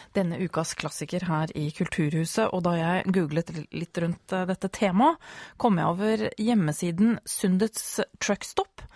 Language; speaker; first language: Norwegian; native; Norwegian